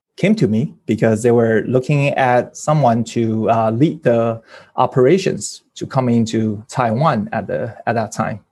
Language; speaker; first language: English; early bilingual, other home language; Chinese